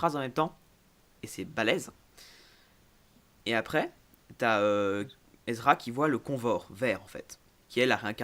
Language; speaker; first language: French; native; French